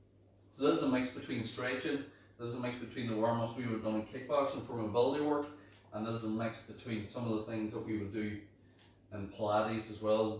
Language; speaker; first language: English; native; English